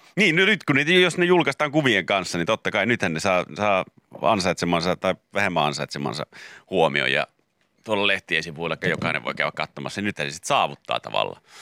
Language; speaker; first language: Finnish; native; Finnish